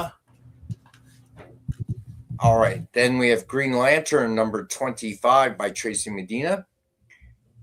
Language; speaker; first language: English; native; English